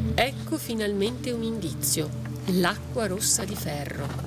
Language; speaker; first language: Italian; native; Italian